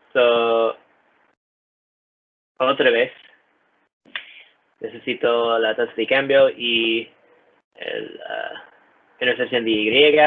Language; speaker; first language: Spanish; non-native, learner; English